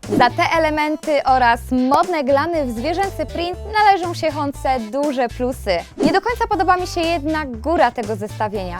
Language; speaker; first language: Polish; native; Polish